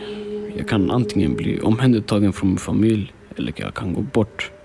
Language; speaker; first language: Swedish; early bilingual, other home language; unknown